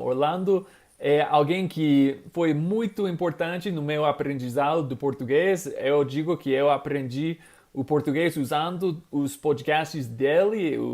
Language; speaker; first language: Portuguese; non-native, fluent; English